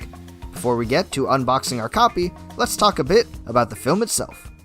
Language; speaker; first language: English; native; English